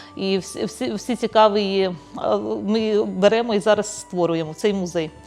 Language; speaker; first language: Ukrainian; non-native, local second language; Czech